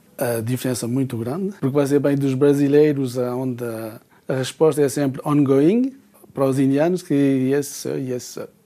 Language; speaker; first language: Portuguese; early bilingual, heritage; Portuguese